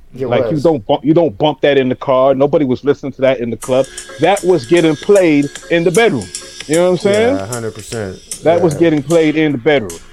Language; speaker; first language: English; native; English